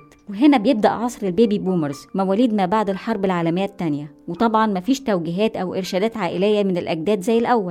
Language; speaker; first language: Arabic; native; Arabic